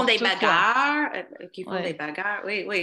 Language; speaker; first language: French; non-native, fluent; English